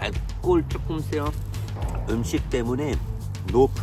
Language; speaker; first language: Korean; non-native, learner; French